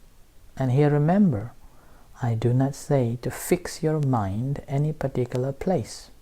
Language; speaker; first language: English; non-native, fluent; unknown